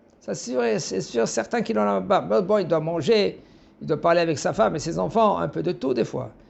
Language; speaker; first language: French; native; French